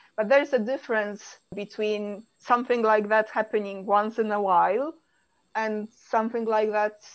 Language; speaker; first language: English; non-native, fluent; Polish